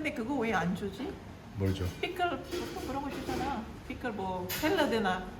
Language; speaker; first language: Korean; non-native, learner; Indonesian